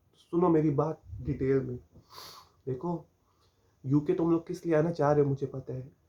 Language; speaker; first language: Urdu; non-native, local second language; Punjabi